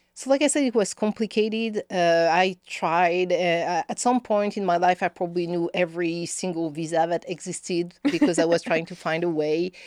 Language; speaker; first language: English; non-native, fluent; French